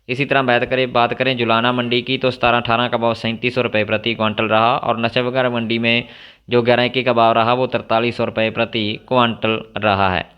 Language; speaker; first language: Hindi; non-native, local second language; Punjabi